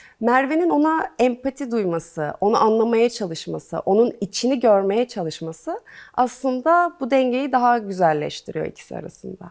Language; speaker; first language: Turkish; native; Turkish